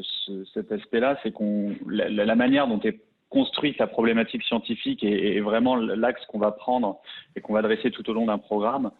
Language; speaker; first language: French; native; French